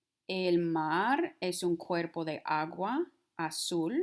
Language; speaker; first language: Spanish; non-native, fluent; English